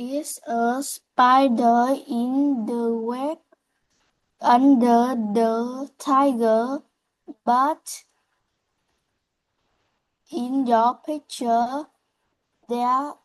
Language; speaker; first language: English; non-native, learner; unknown